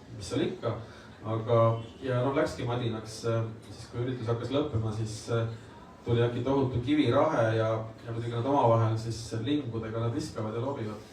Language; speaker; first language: Estonian; native; Estonian